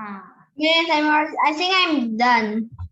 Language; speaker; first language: English; non-native, learner; Indonesian